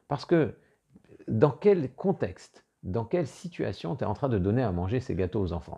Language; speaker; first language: French; native; French